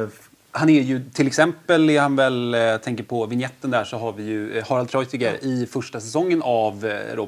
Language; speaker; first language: Swedish; native; Swedish